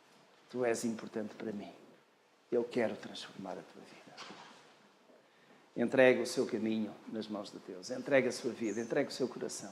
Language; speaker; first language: Portuguese; native; Portuguese